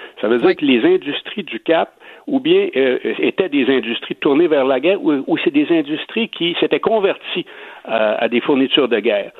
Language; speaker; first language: French; native; French